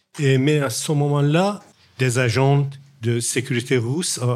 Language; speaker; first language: French; non-native, learner; Persian